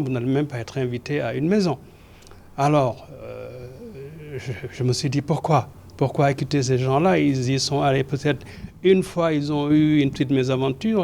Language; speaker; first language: French; non-native, local second language; Serer